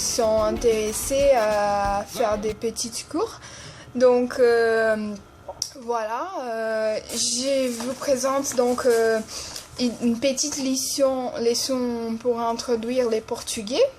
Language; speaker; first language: French; non-native, fluent; Portuguese